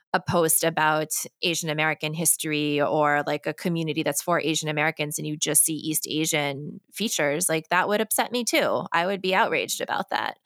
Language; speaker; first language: English; native; English